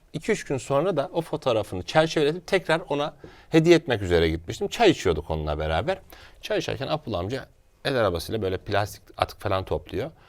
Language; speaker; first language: Turkish; native; Turkish